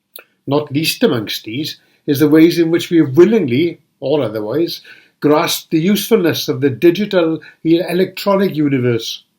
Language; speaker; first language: English; native; English